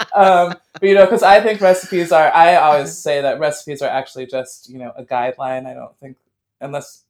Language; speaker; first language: English; native; English